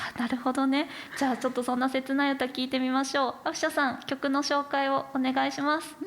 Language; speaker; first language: Japanese; native; Japanese